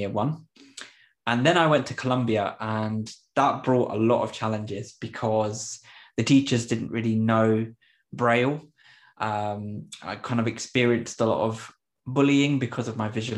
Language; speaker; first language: English; early bilingual, other home language; Spanish